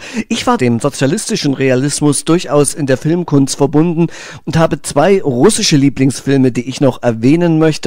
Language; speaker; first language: German; native; German